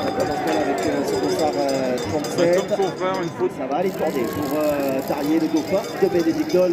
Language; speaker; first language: French; native; French